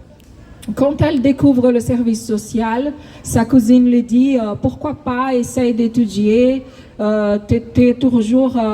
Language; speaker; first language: French; non-native, fluent; Portuguese